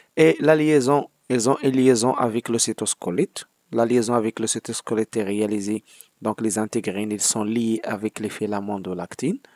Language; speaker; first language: French; non-native, local second language; Arabic